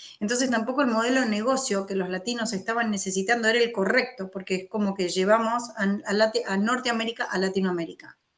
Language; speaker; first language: Spanish; native; Spanish